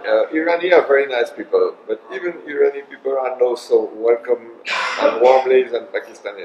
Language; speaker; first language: English; non-native, learner; French